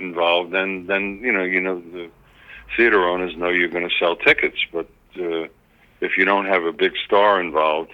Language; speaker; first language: English; native; English